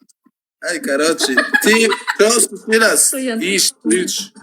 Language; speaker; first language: Russian; non-native, learner; Turkmen